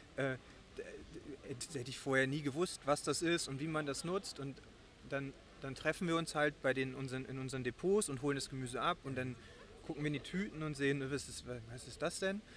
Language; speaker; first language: German; native; German